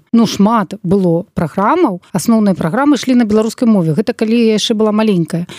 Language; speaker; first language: Belarusian; non-native, local second language; Russian